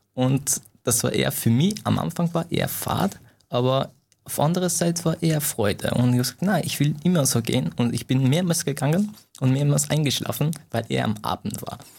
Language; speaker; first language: German; non-native, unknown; Persian